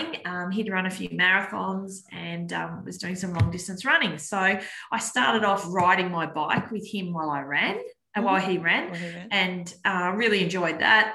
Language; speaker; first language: English; native; English